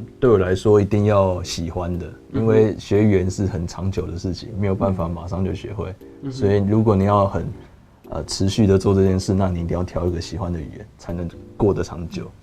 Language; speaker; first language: Chinese; native; Chinese